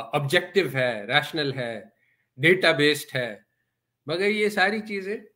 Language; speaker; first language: Urdu; native; Urdu